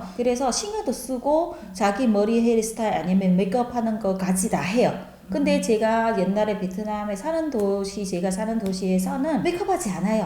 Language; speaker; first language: Korean; non-native, learner; Vietnamese